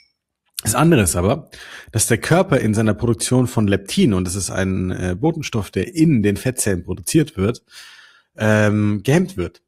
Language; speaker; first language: German; native; German